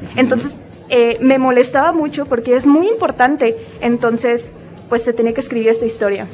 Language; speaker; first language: Spanish; native; Spanish